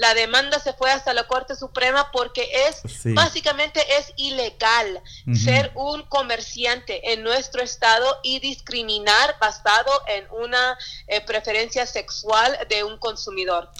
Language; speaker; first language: Spanish; early bilingual, heritage; Spanish